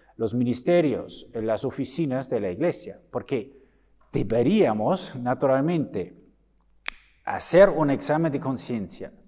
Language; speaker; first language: Spanish; non-native, fluent; German